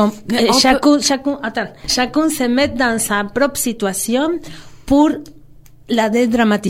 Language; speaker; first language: French; non-native, fluent; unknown